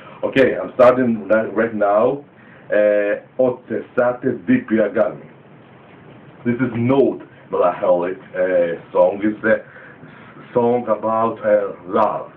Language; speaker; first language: English; non-native, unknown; Greek